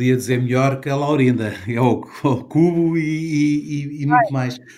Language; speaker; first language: Portuguese; native; Portuguese